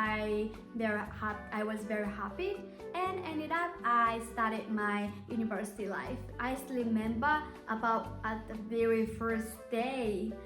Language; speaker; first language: English; non-native, fluent; Japanese